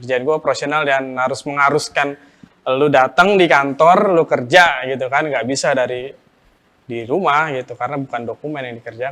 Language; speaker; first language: Indonesian; native; Indonesian